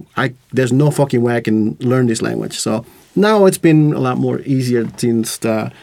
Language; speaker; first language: English; non-native, fluent; Spanish